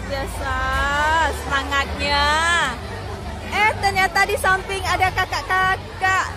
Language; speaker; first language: Indonesian; native; Indonesian